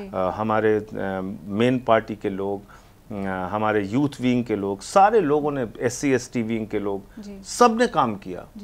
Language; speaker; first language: Hindi; native; Hindi